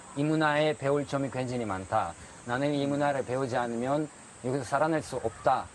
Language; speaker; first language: Korean; non-native, fluent; Russian